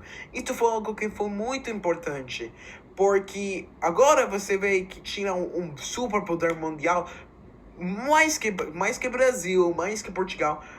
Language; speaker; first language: Portuguese; non-native, learner; English